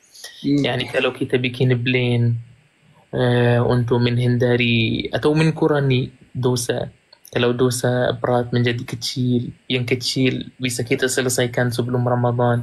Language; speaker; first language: Indonesian; non-native, fluent; Arabic